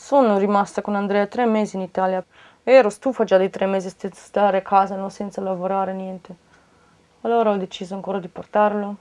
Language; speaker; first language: Italian; non-native, fluent; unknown